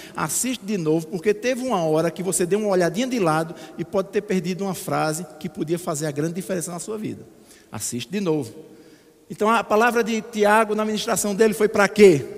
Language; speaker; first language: Portuguese; native; Portuguese